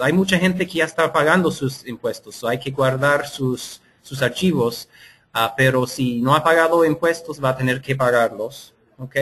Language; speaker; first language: Spanish; non-native, fluent; English